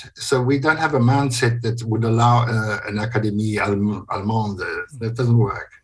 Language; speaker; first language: English; non-native, fluent; German